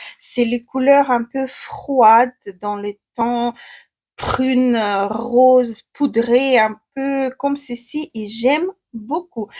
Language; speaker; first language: French; non-native, fluent; Ukrainian